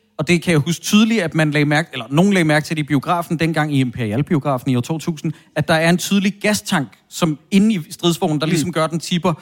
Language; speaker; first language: Danish; native; Danish